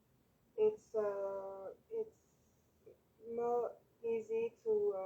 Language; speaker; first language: English; non-native, learner; French